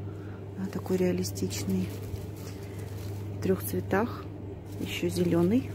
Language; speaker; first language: Russian; native; Russian